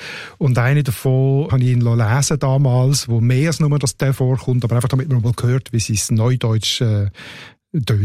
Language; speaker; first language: German; native; German